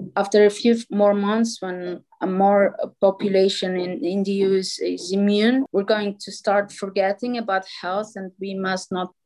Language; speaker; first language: English; non-native, fluent; Portuguese